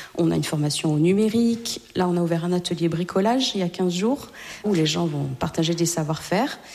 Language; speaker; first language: French; native; French